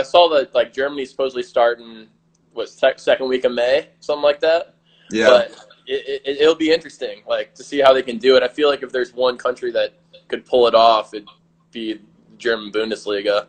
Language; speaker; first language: English; native; English